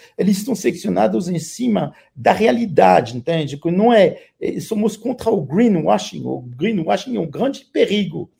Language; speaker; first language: Portuguese; non-native, fluent; French